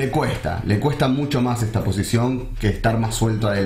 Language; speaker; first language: Spanish; native; Spanish